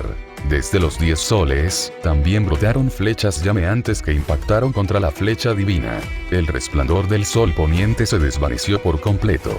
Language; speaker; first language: Spanish; native; Spanish